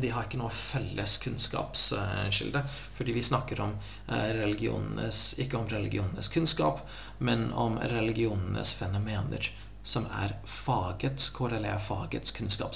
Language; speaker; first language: Norwegian; non-native, fluent; English